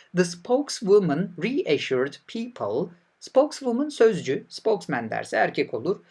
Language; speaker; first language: English; non-native, fluent; Turkish